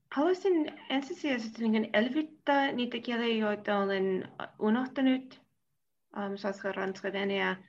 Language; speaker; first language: Finnish; non-native, fluent; English